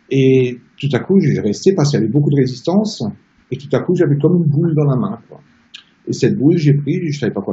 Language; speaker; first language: French; native; French